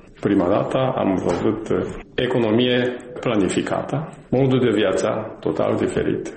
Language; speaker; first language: Romanian; non-native, fluent; Japanese